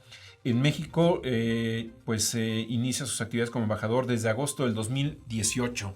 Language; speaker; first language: Spanish; native; Spanish